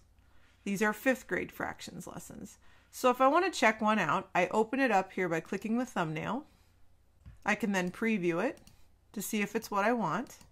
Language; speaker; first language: English; native; English